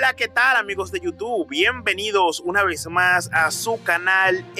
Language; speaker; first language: Spanish; native; Spanish